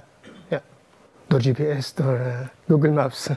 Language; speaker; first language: Dutch; non-native, learner; Arabic